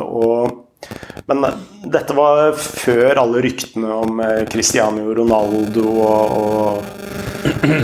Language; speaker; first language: Norwegian; native; Norwegian